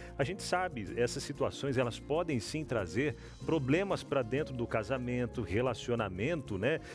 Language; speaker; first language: Portuguese; native; Portuguese